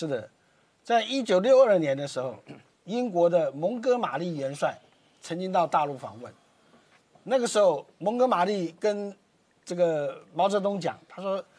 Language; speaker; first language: Chinese; native; Chinese